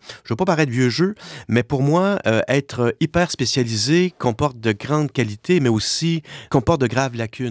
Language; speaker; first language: French; native; French